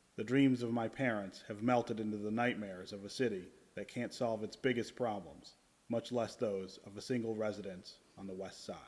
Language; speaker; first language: English; native; English